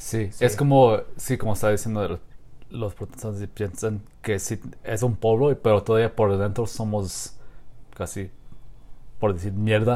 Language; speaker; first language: Spanish; non-native, learner; English